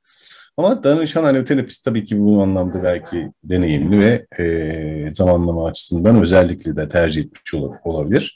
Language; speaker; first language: Turkish; native; Turkish